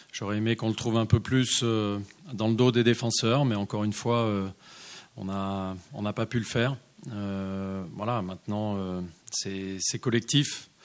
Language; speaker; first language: French; native; French